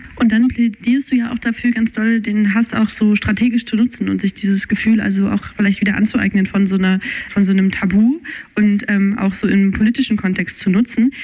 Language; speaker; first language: German; native; German